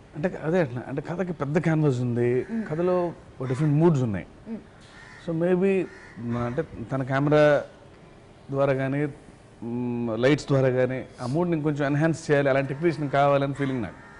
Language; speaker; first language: Telugu; native; Telugu